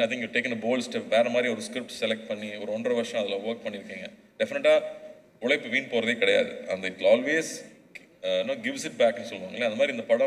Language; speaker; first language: Tamil; native; Tamil